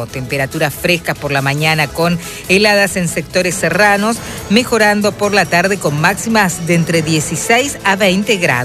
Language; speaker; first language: Spanish; native; Spanish